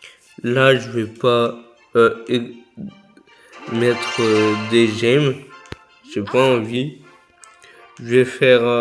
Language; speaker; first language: French; native; French